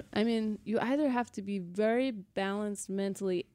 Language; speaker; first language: English; native; English